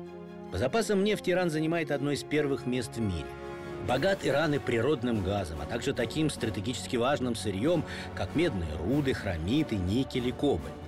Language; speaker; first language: Russian; native; Russian